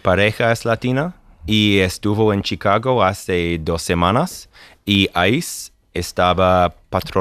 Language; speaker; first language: Spanish; non-native, fluent; English